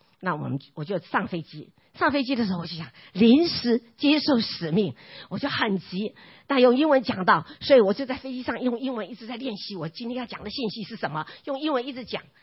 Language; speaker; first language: Chinese; non-native, local second language; Hakka Chinese